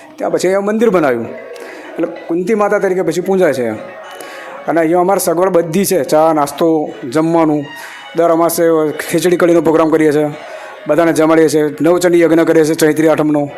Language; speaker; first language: Gujarati; native; Gujarati